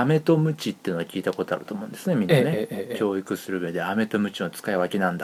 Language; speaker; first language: Japanese; native; Japanese